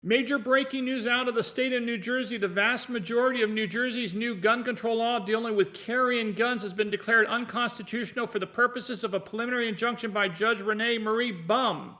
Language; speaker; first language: English; native; English